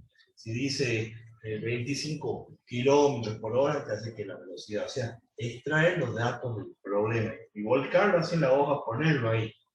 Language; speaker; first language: Spanish; native; Spanish